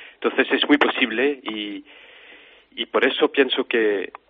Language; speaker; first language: Spanish; non-native, fluent; French